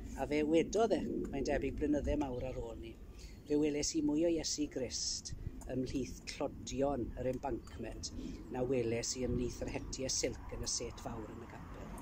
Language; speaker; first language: Welsh; early bilingual, heritage; Welsh